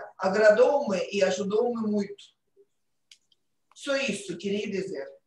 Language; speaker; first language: Portuguese; non-native, fluent; Russian